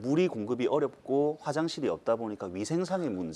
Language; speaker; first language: Korean; native; Korean